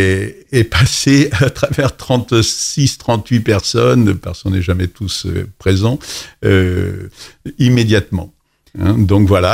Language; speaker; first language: French; native; French